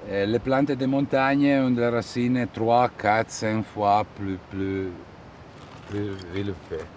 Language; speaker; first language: French; non-native, fluent; Italian